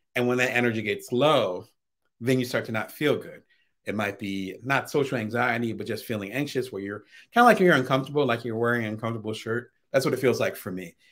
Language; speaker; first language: English; native; English